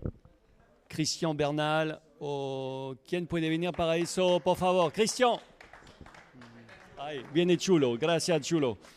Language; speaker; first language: Spanish; non-native, fluent; French